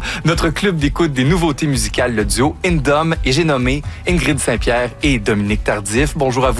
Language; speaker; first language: French; native; French